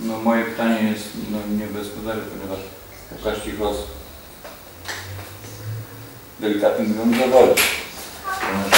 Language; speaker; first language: Polish; native; Polish